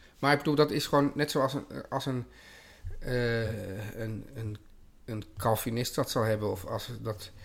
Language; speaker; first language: Dutch; native; Dutch